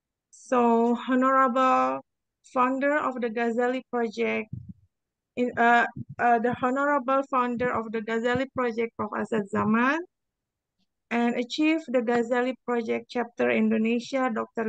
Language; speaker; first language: English; non-native, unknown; Indonesian